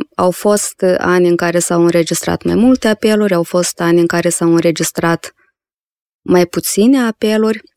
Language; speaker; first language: Romanian; native; Romanian